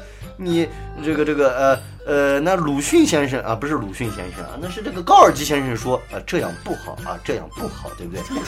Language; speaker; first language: Chinese; native; Chinese